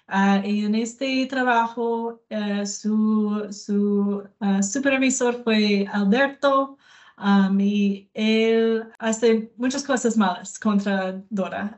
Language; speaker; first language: Spanish; non-native, fluent; English